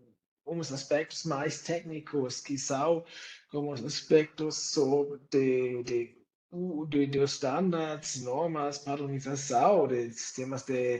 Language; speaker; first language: Portuguese; non-native, fluent; German